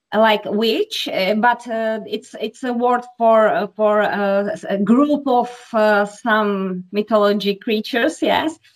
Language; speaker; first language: English; non-native, learner; Czech